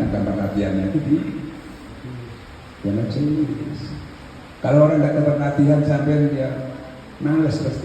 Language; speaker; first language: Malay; non-native, local second language; Javanese